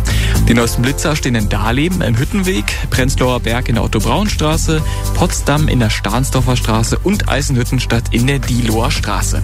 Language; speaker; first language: German; native; German